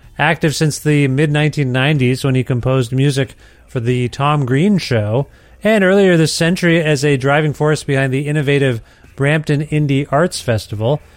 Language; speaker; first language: English; native; English